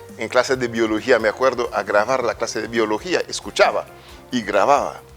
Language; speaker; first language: Spanish; non-native, fluent; French